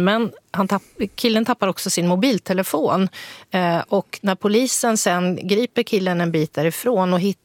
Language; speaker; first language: Swedish; native; Swedish